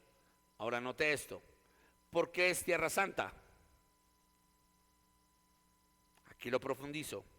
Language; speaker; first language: Spanish; native; Spanish